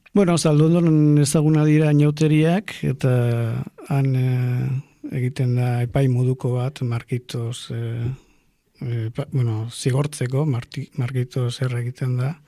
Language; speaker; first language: Basque; non-native, local second language; Spanish